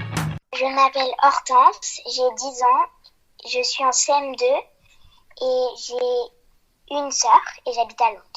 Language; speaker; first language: French; early bilingual, heritage; French